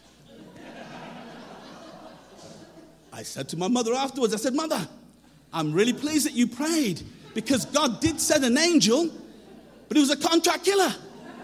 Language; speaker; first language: English; native; English